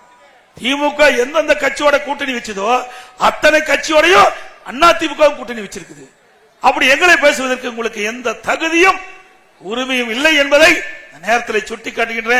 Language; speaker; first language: Tamil; native; Tamil